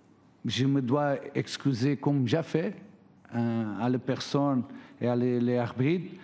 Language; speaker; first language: French; non-native, fluent; Portuguese